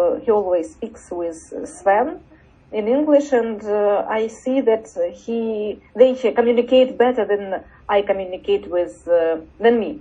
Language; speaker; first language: English; non-native, learner; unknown